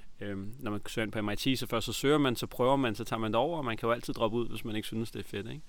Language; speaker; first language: Danish; native; Danish